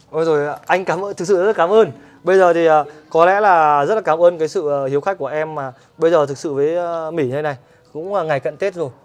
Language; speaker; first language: Vietnamese; native; Vietnamese